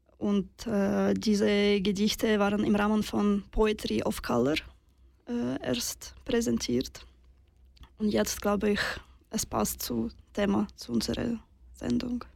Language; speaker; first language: German; non-native, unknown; Russian